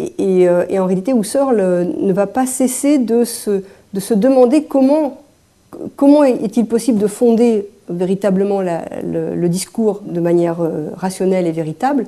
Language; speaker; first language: French; native; French